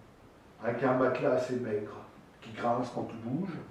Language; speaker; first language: French; native; French